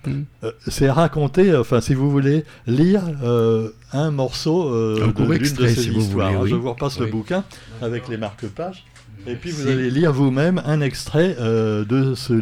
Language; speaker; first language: French; native; French